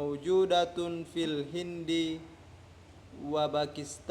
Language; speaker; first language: Arabic; non-native, learner; Indonesian